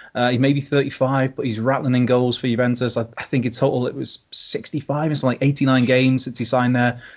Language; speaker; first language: English; native; English